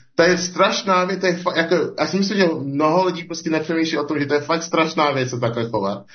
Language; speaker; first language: Czech; non-native, fluent; English